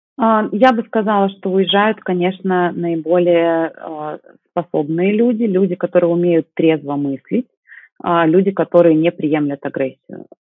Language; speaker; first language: Russian; native; Russian